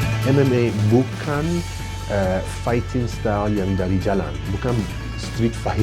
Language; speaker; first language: Indonesian; non-native, fluent; English